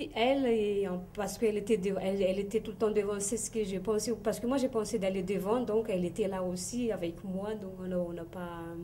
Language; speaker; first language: French; non-native, local second language; Malagasy